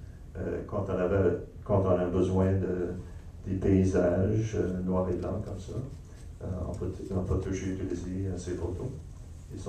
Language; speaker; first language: French; non-native, local second language; English